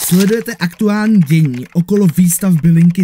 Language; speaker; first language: Czech; native; Czech